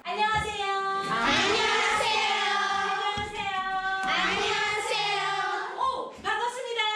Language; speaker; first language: Korean; non-native, learner; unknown